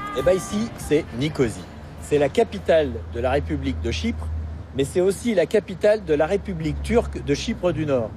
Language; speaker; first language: French; native; French